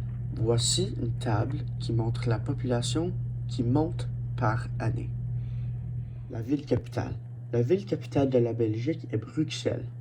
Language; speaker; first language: French; non-native, learner; English